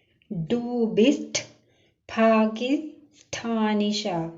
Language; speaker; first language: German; non-native, learner; Urdu